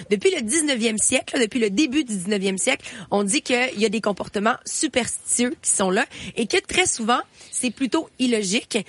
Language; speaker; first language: French; native; French